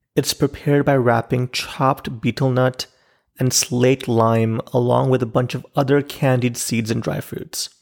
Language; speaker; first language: English; non-native, local second language; Urdu